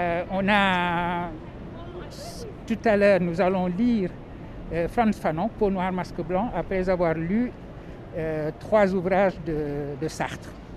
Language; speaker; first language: French; non-native, local second language; Wolof